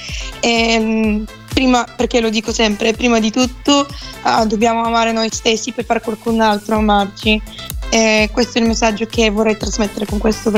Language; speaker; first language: Italian; non-native, fluent; Bulgarian